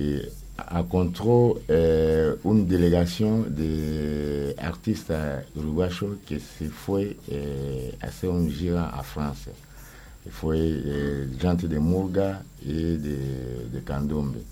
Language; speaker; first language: Spanish; non-native, learner; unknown